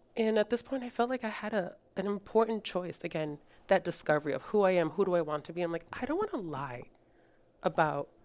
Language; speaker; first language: English; early bilingual, other home language; Spanish